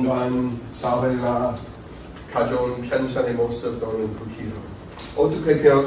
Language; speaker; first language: Korean; non-native, fluent; English